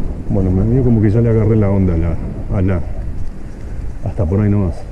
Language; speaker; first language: Spanish; native; Spanish